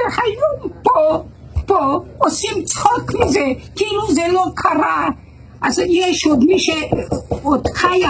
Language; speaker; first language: Hebrew; non-native, learner; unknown